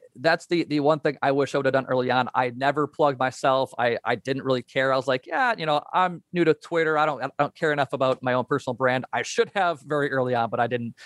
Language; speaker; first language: English; native; English